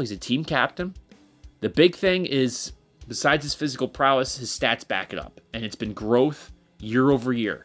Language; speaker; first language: English; native; English